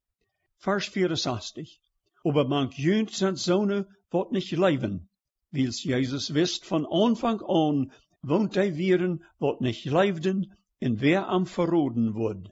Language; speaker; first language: German; early bilingual, heritage; Plautdietsch